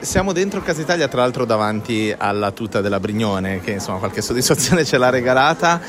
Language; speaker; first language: Italian; native; Italian